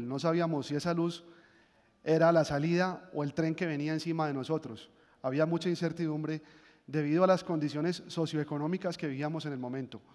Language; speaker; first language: Spanish; native; Spanish